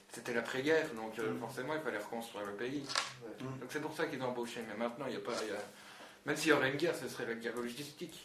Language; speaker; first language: French; native; French